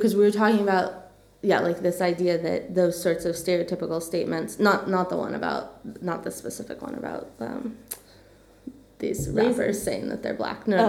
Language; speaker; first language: English; native; English